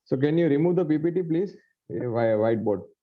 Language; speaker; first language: English; non-native, local second language; Gujarati